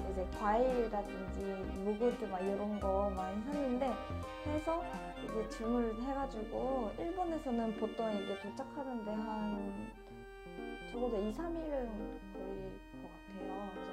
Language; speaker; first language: Korean; non-native, fluent; Japanese